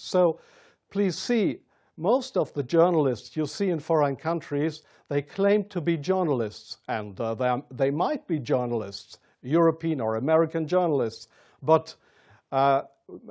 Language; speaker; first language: English; non-native, fluent; German